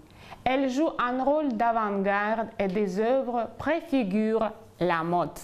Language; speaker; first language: French; non-native, fluent; Ukrainian